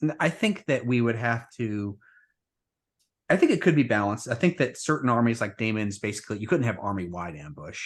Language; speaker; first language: English; native; English